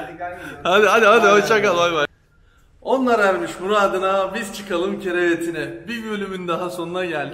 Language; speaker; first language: Turkish; native; Turkish